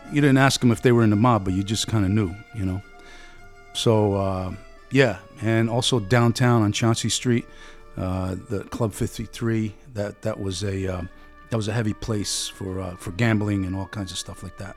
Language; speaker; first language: English; early bilingual, other home language; Italian